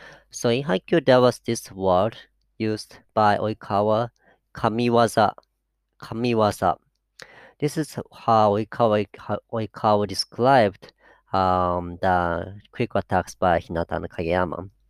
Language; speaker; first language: English; non-native, fluent; Japanese